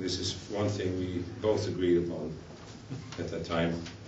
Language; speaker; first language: English; non-native, fluent; Dutch